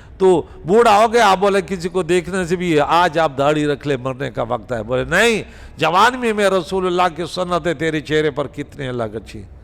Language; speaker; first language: Urdu; non-native, local second language; Pashto